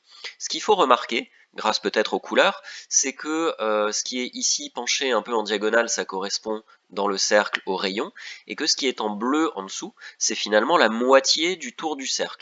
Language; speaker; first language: French; native; French